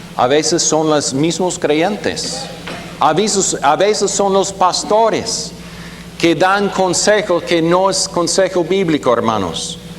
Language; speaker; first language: Spanish; non-native, fluent; German